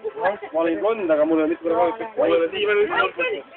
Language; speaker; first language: Estonian; native; Estonian